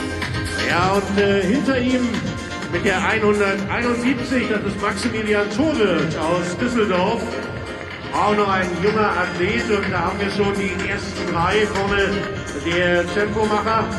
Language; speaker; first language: German; native; German